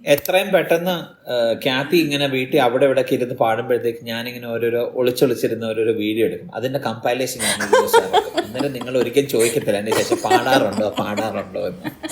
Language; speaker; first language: Malayalam; early bilingual, heritage; Malayalam